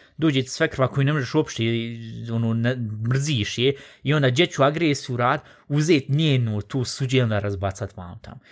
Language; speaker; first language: Bosnian; early bilingual, heritage; Bosnian